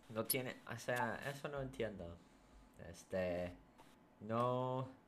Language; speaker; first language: Spanish; native; Spanish